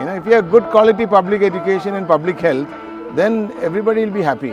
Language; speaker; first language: English; non-native, local second language; Malayalam